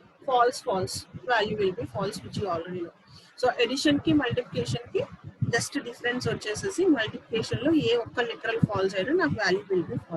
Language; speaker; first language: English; non-native, local second language; Telugu